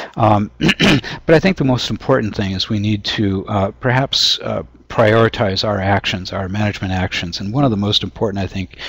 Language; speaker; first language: English; native; English